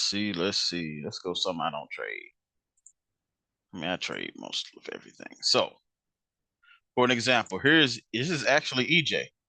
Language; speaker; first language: English; native; English